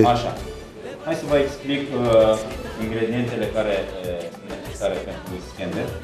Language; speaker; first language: Romanian; non-native, learner; Turkish